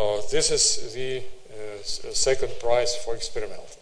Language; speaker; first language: English; non-native, fluent; Russian